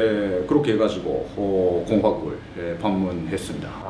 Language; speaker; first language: Korean; early bilingual, heritage; Korean